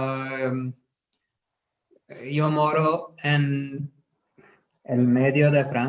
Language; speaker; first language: Spanish; non-native, learner; French